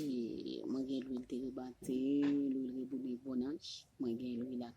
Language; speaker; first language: French; non-native, local second language; Haitian Creole